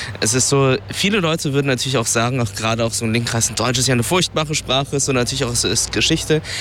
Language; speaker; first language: German; early bilingual, other home language; Vietnamese